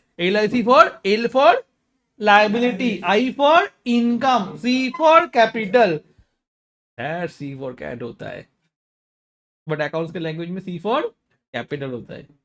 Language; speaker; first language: Hindi; non-native, local second language; Bangla